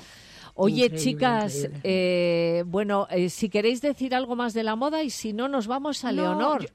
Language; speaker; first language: Spanish; native; Spanish